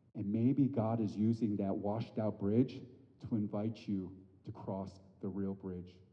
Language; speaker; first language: English; native; English